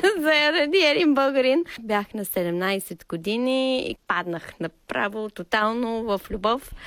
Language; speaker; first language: Bulgarian; non-native, fluent; English